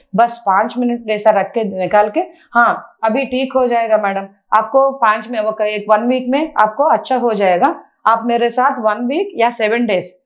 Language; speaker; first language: Hindi; non-native, local second language; Telugu